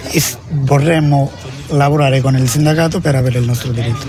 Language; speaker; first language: Italian; non-native, learner; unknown